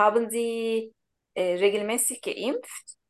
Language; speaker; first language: German; non-native, learner; Turkish